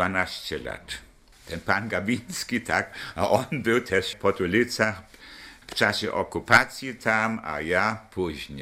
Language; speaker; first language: Polish; non-native, local second language; German